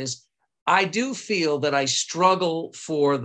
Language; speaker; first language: English; native; English